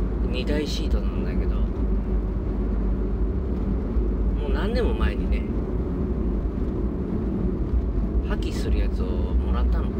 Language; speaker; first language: Japanese; native; Japanese